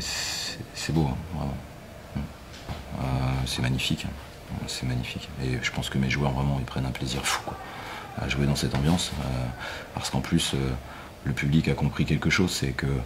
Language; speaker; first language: French; native; French